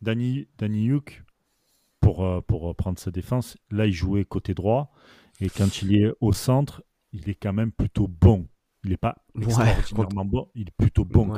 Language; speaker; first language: French; native; French